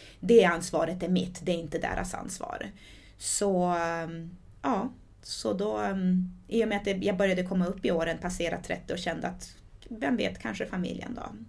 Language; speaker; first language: Swedish; early bilingual, other home language; Portuguese